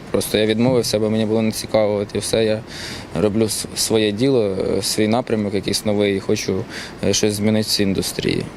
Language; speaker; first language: Ukrainian; non-native, local second language; Russian